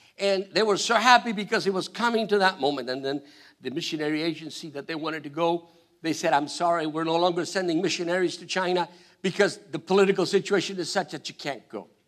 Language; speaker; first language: English; non-native, fluent; Spanish